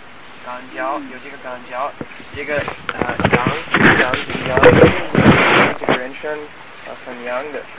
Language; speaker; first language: Chinese; non-native, fluent; English